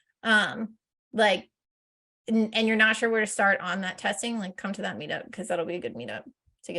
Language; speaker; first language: English; native; English